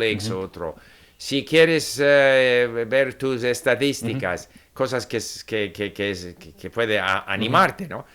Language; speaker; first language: Spanish; non-native, fluent; English